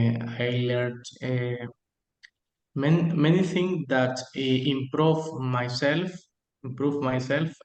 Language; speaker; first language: English; non-native, learner; Spanish